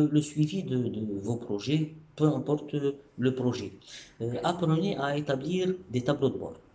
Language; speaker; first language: French; non-native, local second language; Arabic